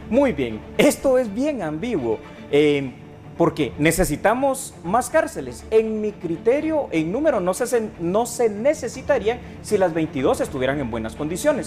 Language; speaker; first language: Spanish; native; Spanish